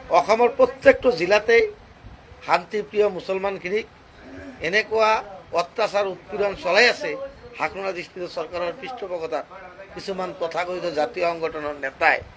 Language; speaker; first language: Assamese; non-native, local second language; Bangla